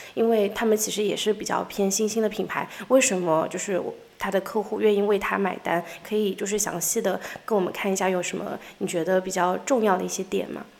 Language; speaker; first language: Chinese; native; Chinese